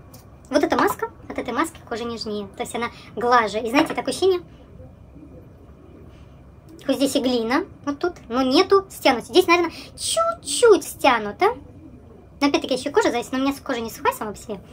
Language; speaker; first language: Russian; native; Russian